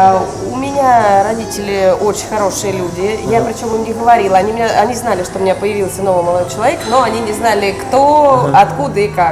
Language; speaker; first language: Russian; native; Russian